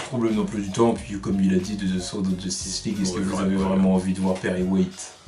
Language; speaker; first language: French; native; French